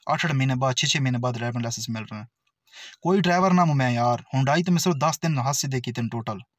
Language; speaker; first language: Urdu; non-native, local second language; Punjabi